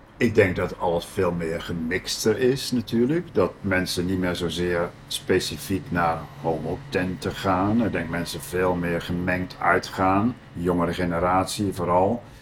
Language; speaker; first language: Dutch; native; Dutch